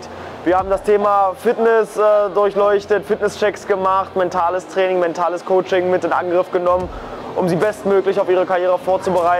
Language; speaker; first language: German; native; German